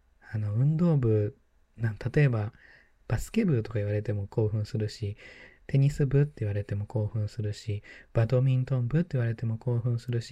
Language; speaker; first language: Japanese; native; Japanese